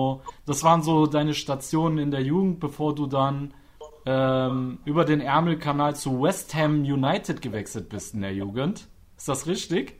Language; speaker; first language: German; native; German